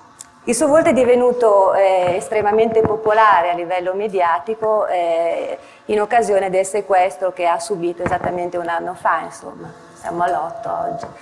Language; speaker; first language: Italian; native; Italian